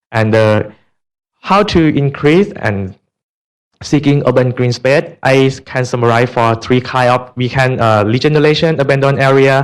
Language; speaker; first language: English; non-native, learner; Thai